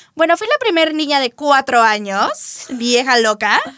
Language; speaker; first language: Spanish; native; Spanish